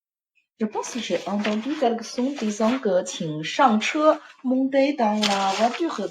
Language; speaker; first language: French; non-native, fluent; Chinese